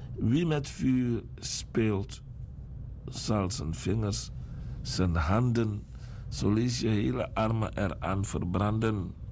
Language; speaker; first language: Dutch; native; Dutch